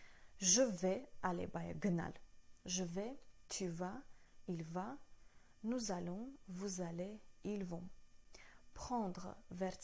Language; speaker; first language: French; non-native, fluent; Armenian